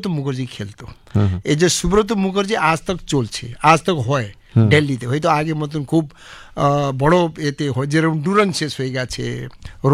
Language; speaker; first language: Bangla; non-native, local second language; Nepali